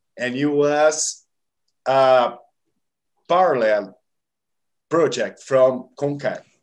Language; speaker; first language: English; non-native, learner; Portuguese